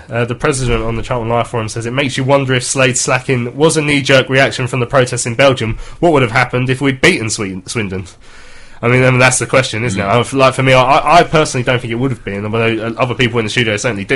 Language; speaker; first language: English; native; English